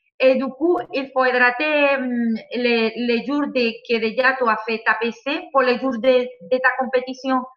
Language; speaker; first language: French; non-native, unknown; Spanish